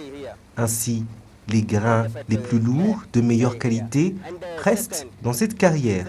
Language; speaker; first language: French; non-native, local second language; Kinyarwanda